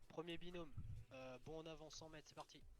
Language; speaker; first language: French; native; French